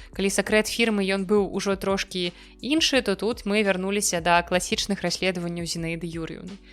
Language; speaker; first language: Belarusian; non-native, local second language; Russian